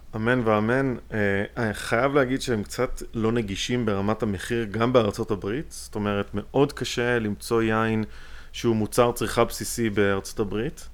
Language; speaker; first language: Hebrew; native; Hebrew